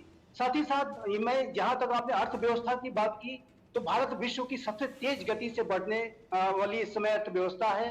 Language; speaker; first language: Hindi; native; Hindi